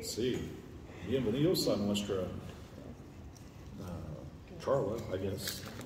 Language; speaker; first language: Spanish; non-native, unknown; English